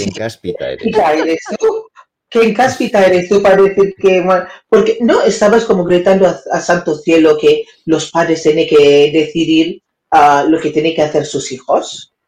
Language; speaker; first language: Spanish; non-native, learner; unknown